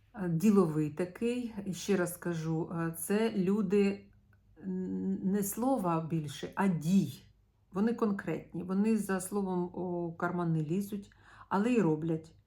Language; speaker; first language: Ukrainian; non-native, local second language; Russian